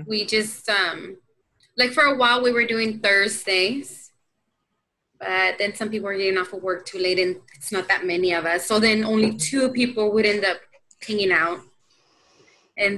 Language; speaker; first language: English; native; English